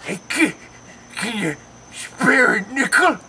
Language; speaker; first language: English; native; English